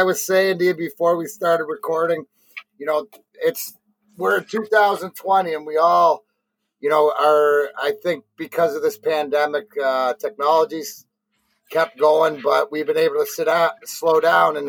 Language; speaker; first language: English; native; English